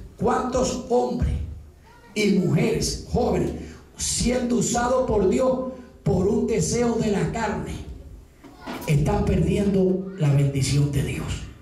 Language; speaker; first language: Spanish; native; Spanish